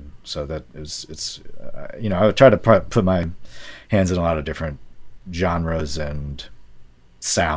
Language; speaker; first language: English; native; English